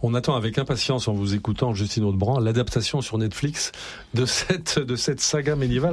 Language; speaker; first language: French; native; French